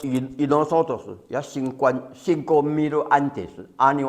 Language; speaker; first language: Spanish; non-native, learner; Chinese